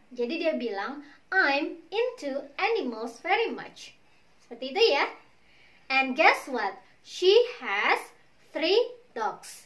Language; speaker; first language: English; non-native, fluent; Indonesian